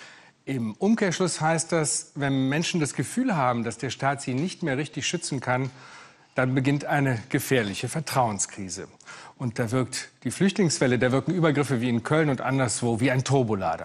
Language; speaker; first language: German; native; German